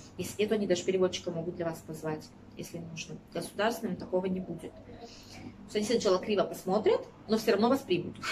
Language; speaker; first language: Russian; native; Russian